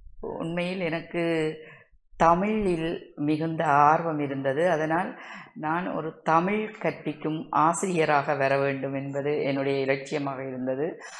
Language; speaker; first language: Tamil; native; Tamil